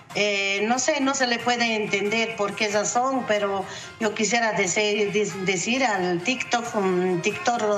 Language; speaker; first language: Spanish; native; Spanish